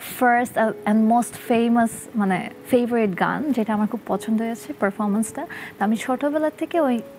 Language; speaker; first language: Bangla; early bilingual, heritage; Bangla